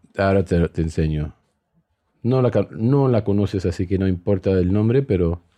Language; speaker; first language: Spanish; early bilingual, heritage; Spanish